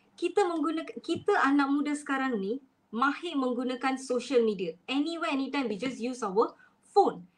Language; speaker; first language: Malay; non-native, local second language; Tamil